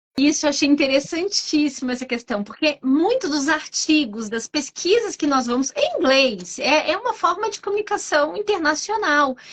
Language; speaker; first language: Portuguese; native; Portuguese